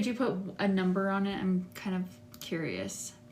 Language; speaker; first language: English; native; English